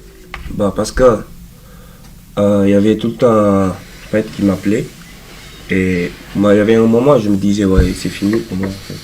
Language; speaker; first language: French; non-native, local second language; Wolof